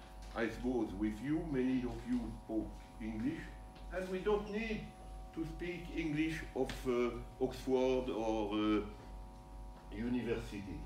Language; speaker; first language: English; non-native, learner; French